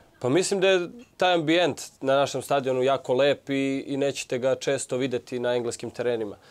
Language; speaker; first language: Serbian; native; Serbian